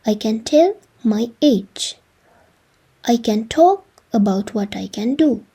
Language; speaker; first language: English; non-native, local second language; Sinhala